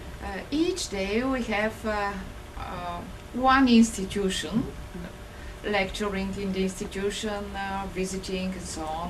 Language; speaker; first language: English; non-native, fluent; Bulgarian